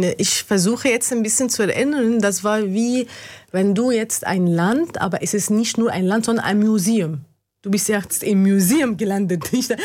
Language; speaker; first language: German; non-native, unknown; Arabic